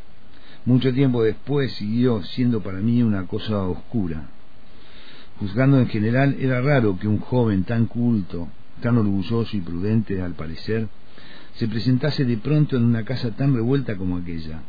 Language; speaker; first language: Spanish; native; Spanish